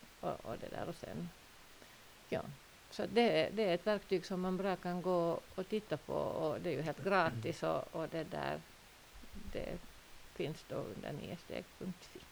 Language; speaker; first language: Swedish; native; Swedish